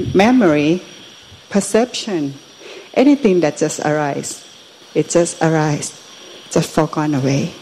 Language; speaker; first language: English; non-native, fluent; Thai